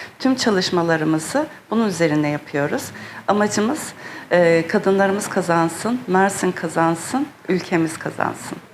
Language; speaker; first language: Turkish; native; Turkish